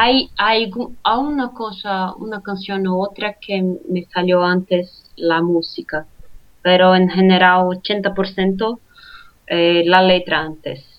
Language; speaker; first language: Spanish; non-native, fluent; Portuguese